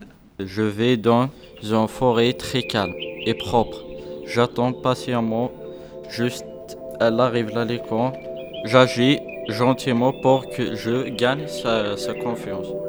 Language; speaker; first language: French; non-native, learner; Arabic